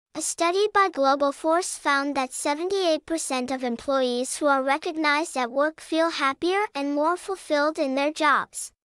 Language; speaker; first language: English; non-native, fluent; Bulgarian